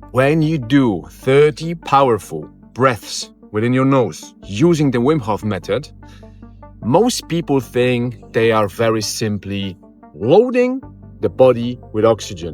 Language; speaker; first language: English; non-native, fluent; Polish